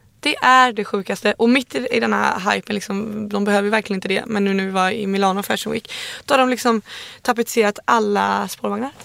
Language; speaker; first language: Swedish; native; Swedish